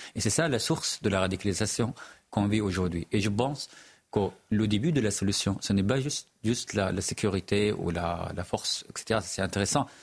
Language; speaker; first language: French; non-native, fluent; Arabic